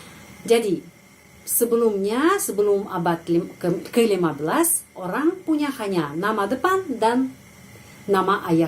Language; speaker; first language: Indonesian; non-native, fluent; Russian